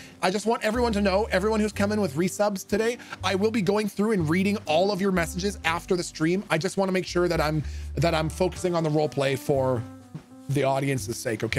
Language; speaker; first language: English; native; English